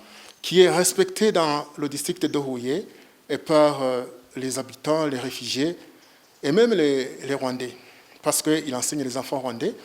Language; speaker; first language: French; non-native, local second language; Rundi